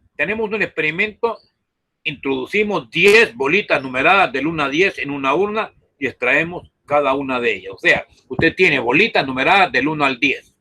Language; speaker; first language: Spanish; native; Spanish